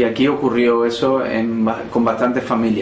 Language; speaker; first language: Spanish; native; Spanish